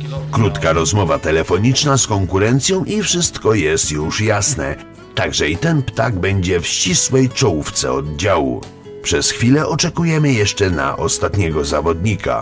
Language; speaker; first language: Polish; native; Polish